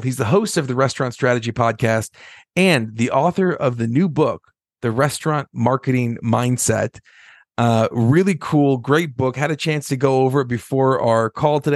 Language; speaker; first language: English; native; English